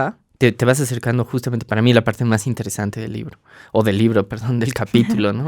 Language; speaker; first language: Spanish; native; Spanish